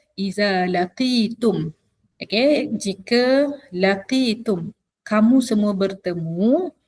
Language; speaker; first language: Malay; native; Malay